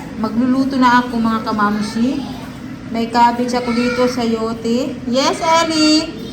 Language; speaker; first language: Filipino; non-native, local second language; Cebuano